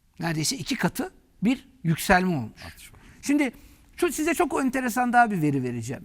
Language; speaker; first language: Turkish; native; Turkish